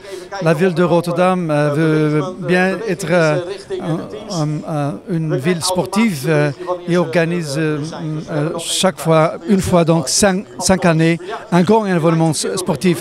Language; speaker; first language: French; non-native, fluent; Dutch